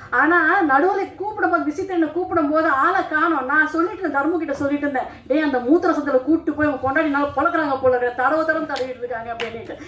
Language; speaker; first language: Tamil; non-native, local second language; Telugu